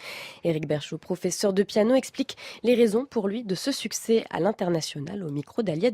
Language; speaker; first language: French; native; French